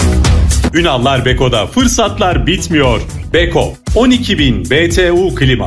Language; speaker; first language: Turkish; native; Turkish